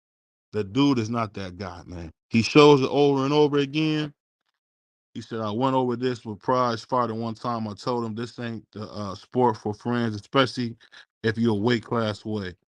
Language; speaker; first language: English; native; English